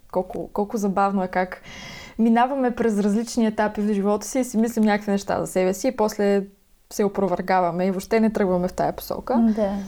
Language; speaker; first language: Bulgarian; native; Bulgarian